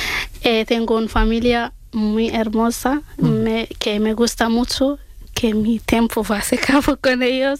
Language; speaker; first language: Spanish; non-native, learner; Arabic